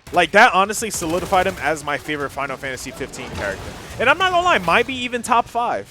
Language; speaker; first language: English; native; English